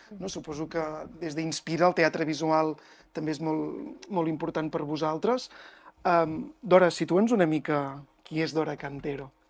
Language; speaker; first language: Catalan; native; Catalan